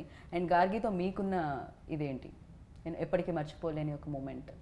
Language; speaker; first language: Telugu; native; Telugu